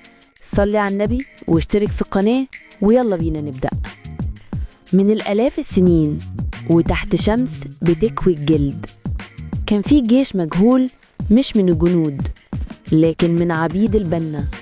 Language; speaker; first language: Arabic; native; Arabic